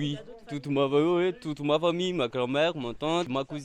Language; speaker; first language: French; non-native, local second language; Malagasy